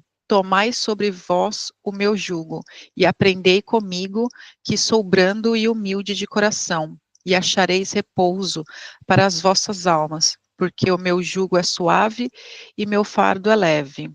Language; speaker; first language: Portuguese; native; Portuguese